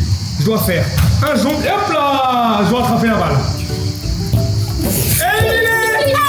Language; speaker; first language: French; native; French